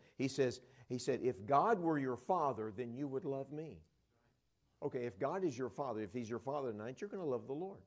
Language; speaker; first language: English; native; English